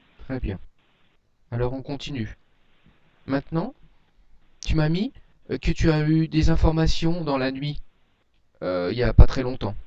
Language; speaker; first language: French; native; French